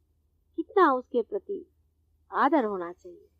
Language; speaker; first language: Hindi; non-native, local second language; Marathi